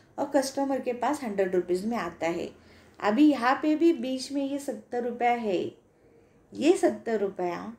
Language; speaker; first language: Hindi; non-native, local second language; Marathi